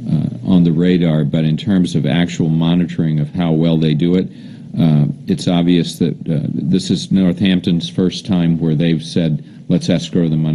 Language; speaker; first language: English; native; English